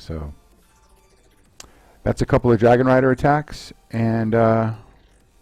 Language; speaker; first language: English; native; English